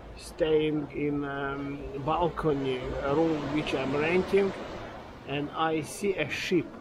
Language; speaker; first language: English; non-native, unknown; Ukrainian